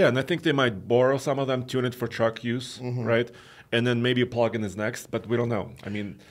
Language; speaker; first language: English; native; English